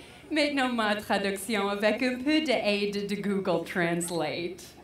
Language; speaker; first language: French; non-native, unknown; English